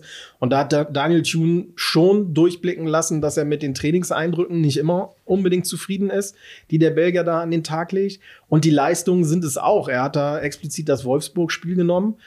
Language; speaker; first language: German; native; German